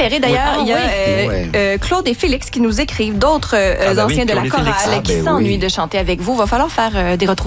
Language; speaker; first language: French; native; French